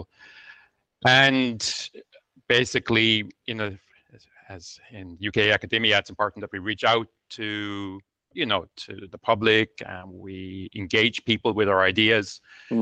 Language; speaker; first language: English; native; English